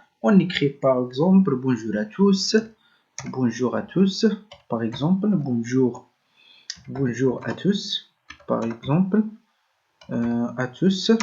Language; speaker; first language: French; non-native, learner; Arabic